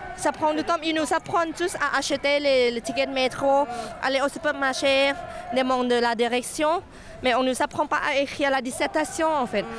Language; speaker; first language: French; non-native, fluent; Thai